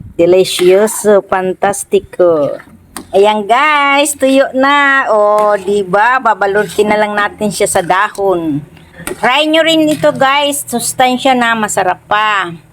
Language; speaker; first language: Filipino; non-native, local second language; Masbatenyo